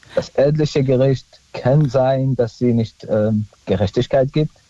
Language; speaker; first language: German; non-native, fluent; Arabic